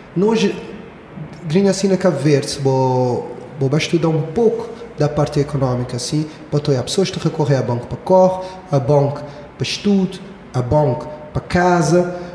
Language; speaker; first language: Portuguese; non-native, local second language; Kabuverdianu